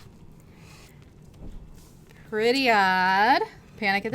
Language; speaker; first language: English; native; English